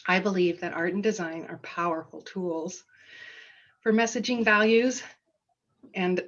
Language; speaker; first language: English; non-native, fluent; Danish